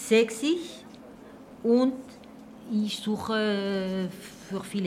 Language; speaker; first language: German; non-native, learner; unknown